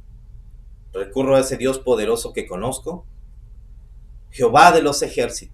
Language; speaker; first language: Spanish; native; Spanish